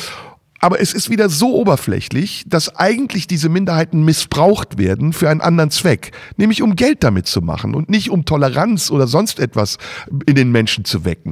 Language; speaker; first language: German; early bilingual, other home language; Turkish